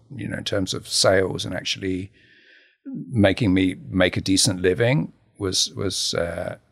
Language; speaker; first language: English; native; English